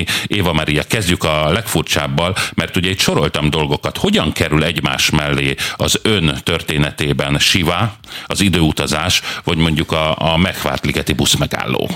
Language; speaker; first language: Hungarian; native; Hungarian